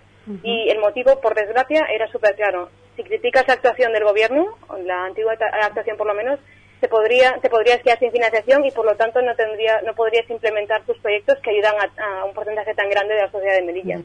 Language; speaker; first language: Spanish; native; Spanish